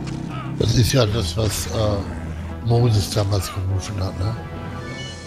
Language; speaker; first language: German; native; German